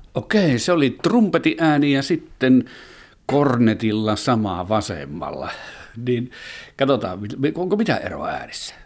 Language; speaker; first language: Finnish; native; Finnish